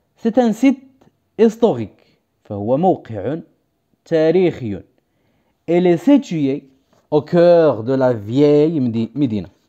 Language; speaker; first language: French; non-native, local second language; Arabic